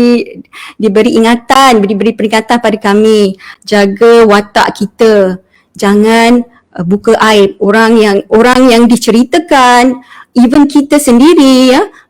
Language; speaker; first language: Malay; native; Malay